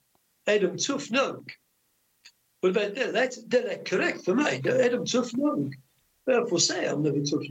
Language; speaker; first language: Swedish; non-native, fluent; English